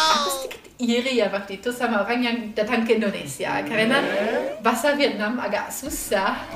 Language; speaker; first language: Indonesian; non-native, fluent; German